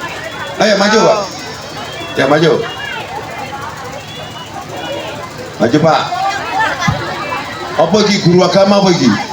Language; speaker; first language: Indonesian; non-native, local second language; Javanese